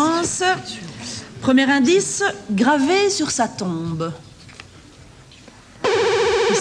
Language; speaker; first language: French; native; French